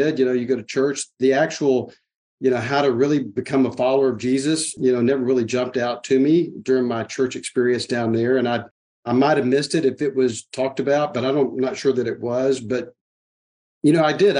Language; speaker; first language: English; native; English